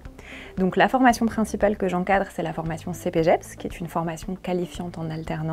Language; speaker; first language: French; native; French